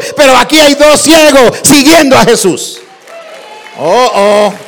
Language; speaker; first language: Spanish; early bilingual, heritage; Spanish